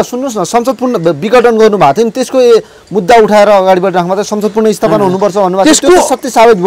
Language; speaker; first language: Nepali; native; Nepali